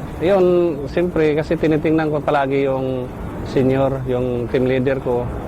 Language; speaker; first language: Filipino; non-native, local second language; Cebuano